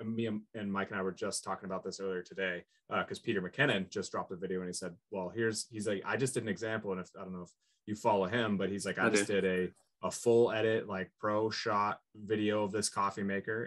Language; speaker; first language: English; native; English